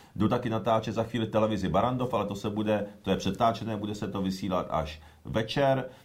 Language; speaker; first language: Czech; early bilingual, other home language; Japanese